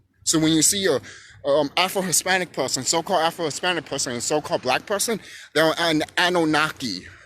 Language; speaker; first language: English; native; English